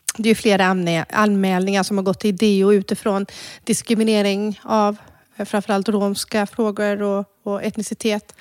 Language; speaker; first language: Swedish; native; Swedish